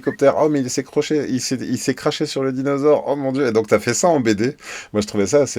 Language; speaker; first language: French; native; French